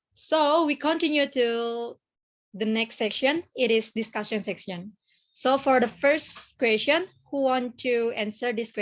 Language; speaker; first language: English; non-native, learner; Indonesian